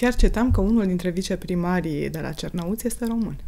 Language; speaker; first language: Romanian; native; Romanian